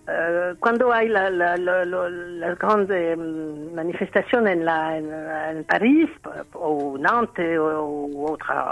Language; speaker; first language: Spanish; non-native, learner; French